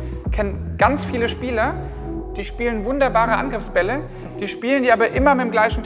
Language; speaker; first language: German; native; German